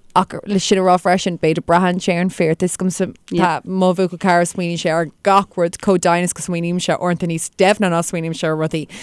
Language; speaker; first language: Irish; non-native, local second language; English